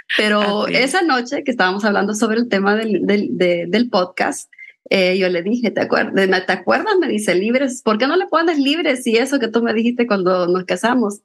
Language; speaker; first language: Spanish; native; Spanish